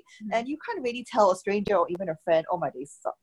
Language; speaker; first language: English; native; English